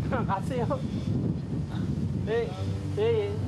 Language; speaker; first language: Korean; non-native, learner; Sinhala